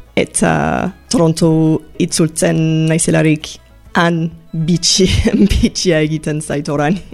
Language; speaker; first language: Basque; non-native, learner; English